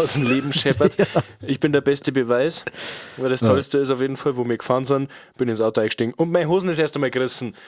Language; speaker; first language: German; native; German